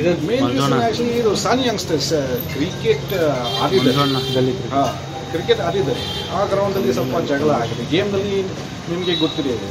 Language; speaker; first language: Kannada; non-native, local second language; Hindi